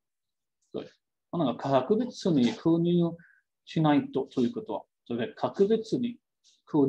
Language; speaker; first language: Japanese; non-native, fluent; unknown